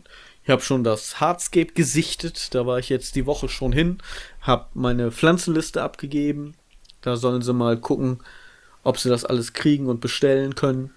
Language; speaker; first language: German; native; German